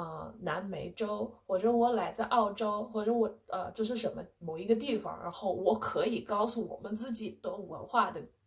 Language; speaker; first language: Chinese; non-native, fluent; English